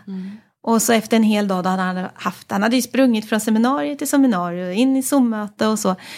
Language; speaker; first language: Swedish; early bilingual, other home language; French